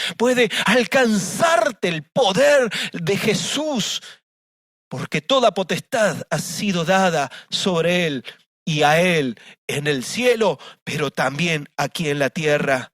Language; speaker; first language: Spanish; native; Spanish